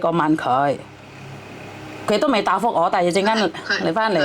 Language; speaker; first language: Cantonese; non-native, fluent; Indonesian